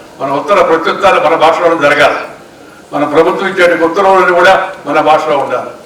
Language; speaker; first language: Telugu; native; Telugu